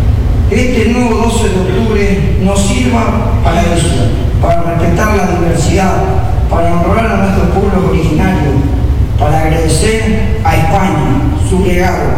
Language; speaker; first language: Spanish; native; Spanish